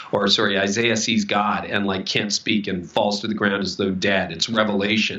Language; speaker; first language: English; native; English